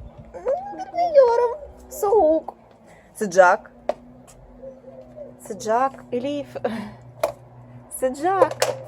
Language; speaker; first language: Turkish; non-native, learner; Russian